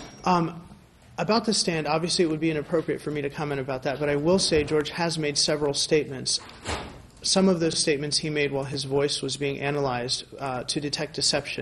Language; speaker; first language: English; early bilingual, other home language; Spanish